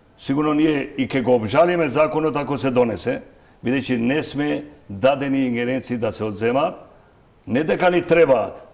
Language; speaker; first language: Macedonian; non-native, local second language; Albanian